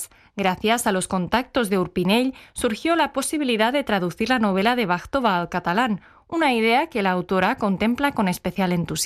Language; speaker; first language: Spanish; non-native, learner; Czech